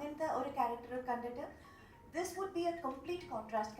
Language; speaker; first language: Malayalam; non-native, local second language; Tamil